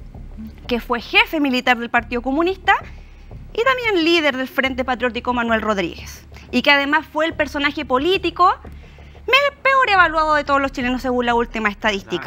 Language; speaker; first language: Spanish; native; Spanish